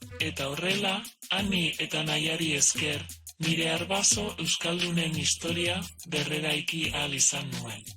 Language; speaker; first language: Basque; non-native, learner; Spanish